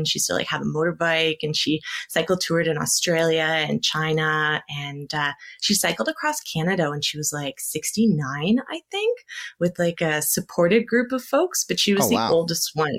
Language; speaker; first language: English; native; English